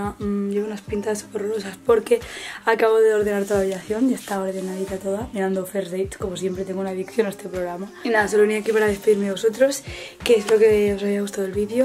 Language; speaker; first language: Spanish; native; Spanish